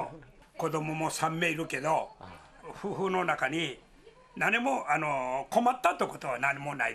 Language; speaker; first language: Japanese; native; Japanese